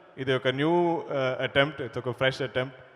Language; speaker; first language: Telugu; non-native, learner; Malayalam